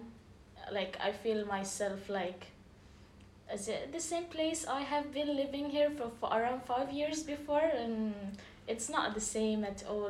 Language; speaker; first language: English; non-native, fluent; Arabic